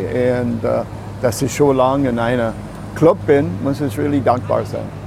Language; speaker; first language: German; non-native, fluent; English